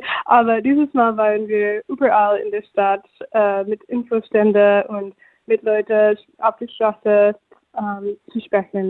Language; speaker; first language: German; non-native, fluent; English